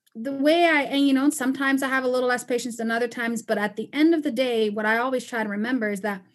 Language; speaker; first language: English; non-native, fluent; Spanish